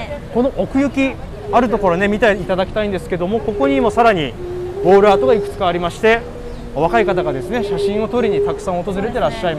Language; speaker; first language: Japanese; native; Japanese